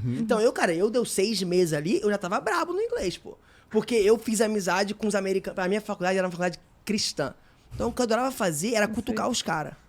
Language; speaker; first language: Portuguese; native; Portuguese